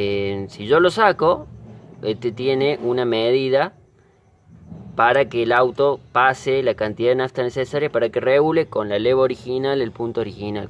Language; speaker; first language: Spanish; native; Spanish